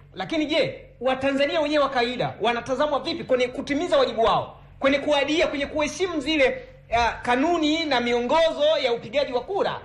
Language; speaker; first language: Swahili; native; Swahili